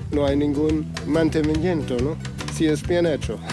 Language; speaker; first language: Spanish; non-native, fluent; German